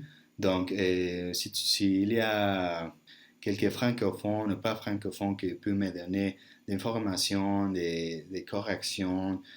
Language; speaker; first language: French; non-native, learner; Spanish